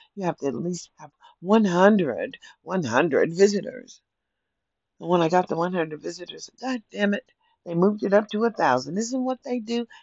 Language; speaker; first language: English; native; English